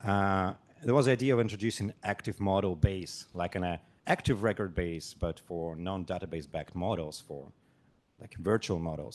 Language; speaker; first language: English; non-native, fluent; Russian